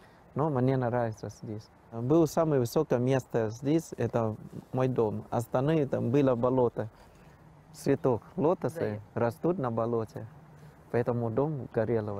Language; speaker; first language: Russian; non-native, fluent; Thai